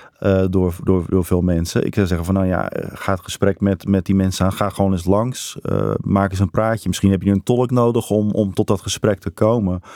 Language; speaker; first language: Dutch; native; Dutch